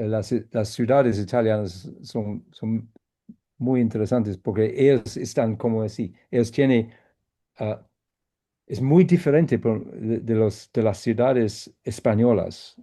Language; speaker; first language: Spanish; non-native, fluent; English